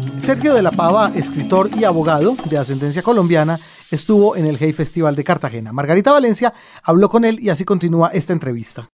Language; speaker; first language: Spanish; native; Spanish